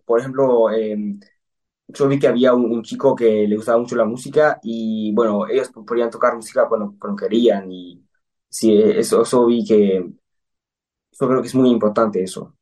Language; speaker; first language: Spanish; early bilingual, heritage; Spanish